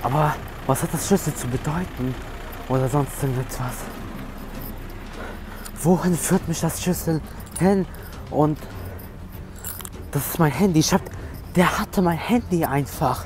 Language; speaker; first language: German; early bilingual, other home language; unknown